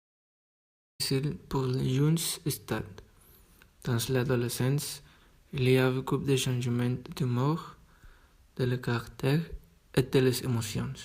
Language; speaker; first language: French; non-native, learner; Spanish